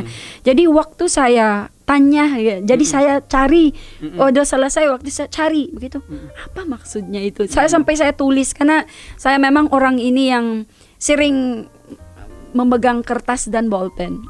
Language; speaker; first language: Indonesian; non-native, fluent; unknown